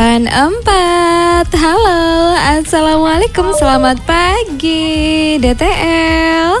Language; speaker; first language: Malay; non-native, local second language; Javanese